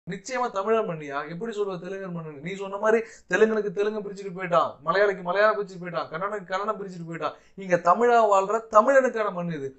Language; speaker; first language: Tamil; native; Tamil